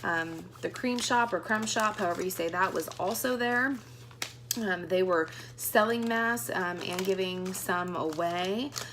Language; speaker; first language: English; native; English